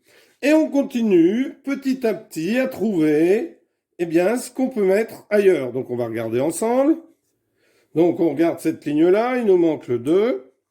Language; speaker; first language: French; native; French